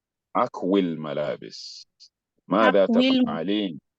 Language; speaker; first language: Arabic; non-native, fluent; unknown